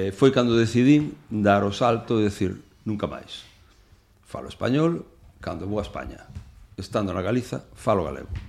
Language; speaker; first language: Galician; non-native, local second language; Spanish